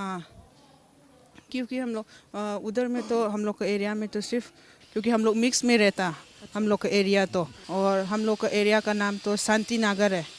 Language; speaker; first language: Hindi; non-native, local second language; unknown